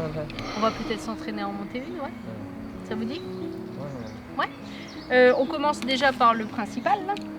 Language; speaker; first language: French; native; French